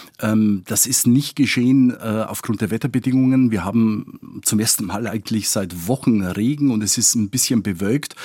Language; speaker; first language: German; non-native, fluent; Spanish